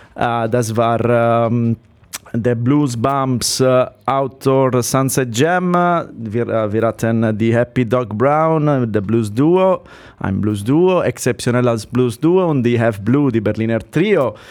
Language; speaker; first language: German; non-native, learner; Italian